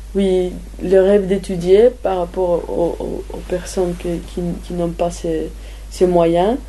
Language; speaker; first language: French; non-native, fluent; Spanish